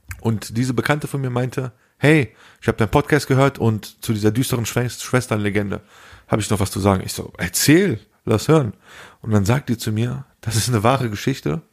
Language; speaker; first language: German; early bilingual, other home language; Turkish